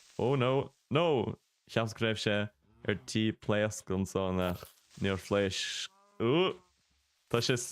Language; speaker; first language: Irish; non-native, local second language; English